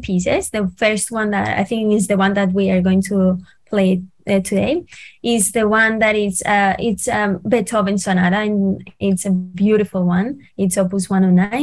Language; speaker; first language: English; non-native, fluent; Greek